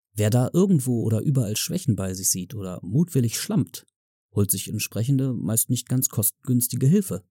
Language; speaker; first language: German; native; German